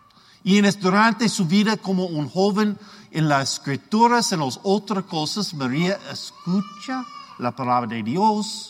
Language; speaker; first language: Spanish; non-native, learner; English